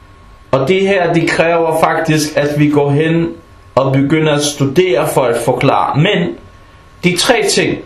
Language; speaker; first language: Danish; non-native, fluent; Arabic